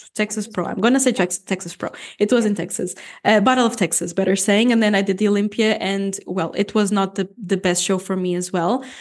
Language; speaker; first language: English; non-native, fluent; Portuguese